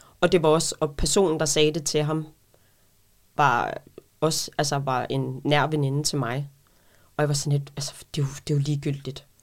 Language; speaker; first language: Danish; native; Danish